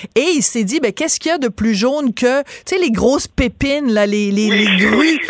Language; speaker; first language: French; native; French